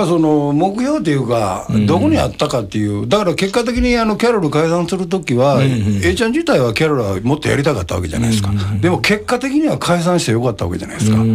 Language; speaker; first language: Japanese; native; Japanese